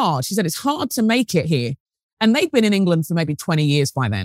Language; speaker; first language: English; native; English